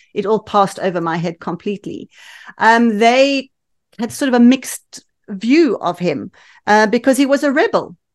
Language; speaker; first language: English; native; English